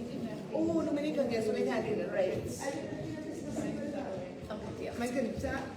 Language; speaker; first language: Welsh; native; Welsh